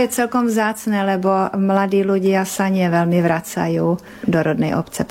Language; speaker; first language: Slovak; native; Slovak